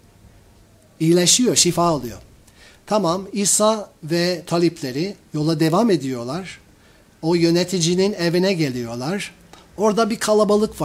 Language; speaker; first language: Turkish; non-native, fluent; English